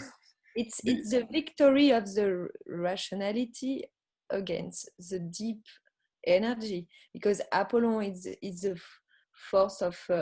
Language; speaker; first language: English; non-native, learner; French